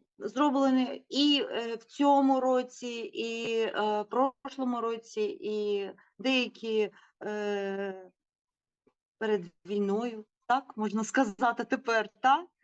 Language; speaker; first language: Ukrainian; non-native, local second language; Russian